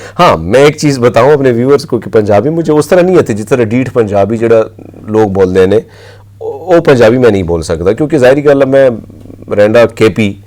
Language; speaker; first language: Urdu; non-native, local second language; Pashto